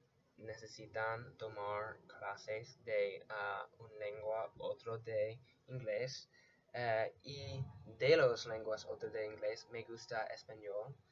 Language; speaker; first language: Spanish; non-native, learner; English